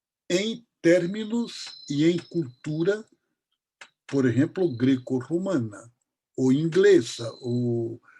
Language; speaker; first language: Spanish; non-native, learner; Portuguese